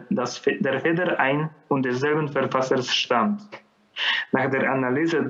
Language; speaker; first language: German; non-native, fluent; Polish